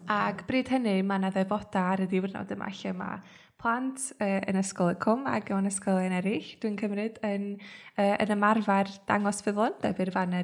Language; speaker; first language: Welsh; native; Welsh